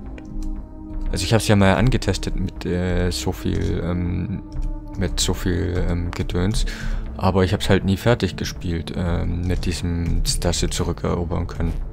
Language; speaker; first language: German; native; German